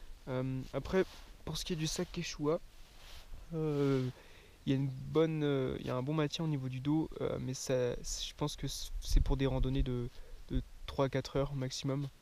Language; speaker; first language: French; native; French